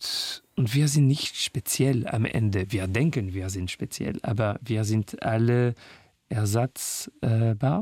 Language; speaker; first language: German; non-native, learner; French